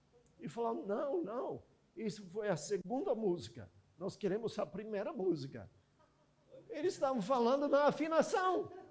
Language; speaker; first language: Portuguese; non-native, fluent; English